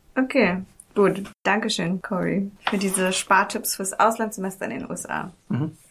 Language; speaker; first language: German; native; German